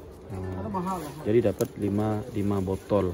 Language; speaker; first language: Indonesian; native; Indonesian